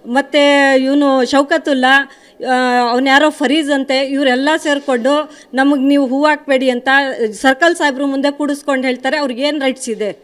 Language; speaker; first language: Kannada; non-native, local second language; Urdu